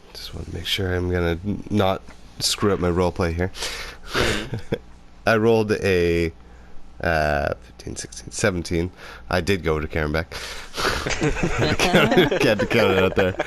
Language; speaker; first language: English; native; English